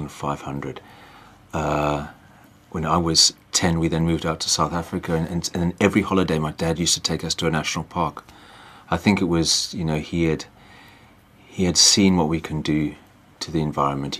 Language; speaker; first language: English; native; English